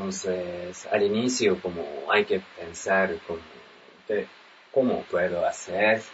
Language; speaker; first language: Spanish; non-native, learner; Japanese